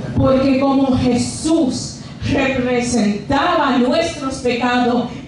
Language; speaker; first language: Spanish; early bilingual, other home language; English